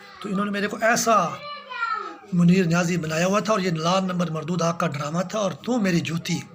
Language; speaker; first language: Urdu; non-native, local second language; Punjabi